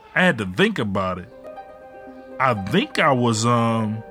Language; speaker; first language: English; native; English